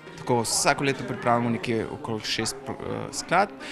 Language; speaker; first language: Slovenian; native; Slovenian